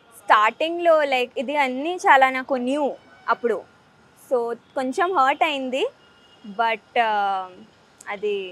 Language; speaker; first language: Telugu; early bilingual, heritage; Telugu